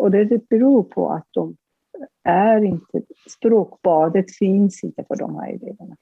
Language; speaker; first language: Swedish; non-native, fluent; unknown